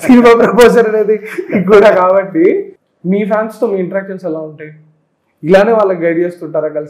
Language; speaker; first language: Telugu; native; Telugu